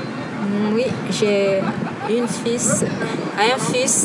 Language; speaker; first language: French; non-native, local second language; Malagasy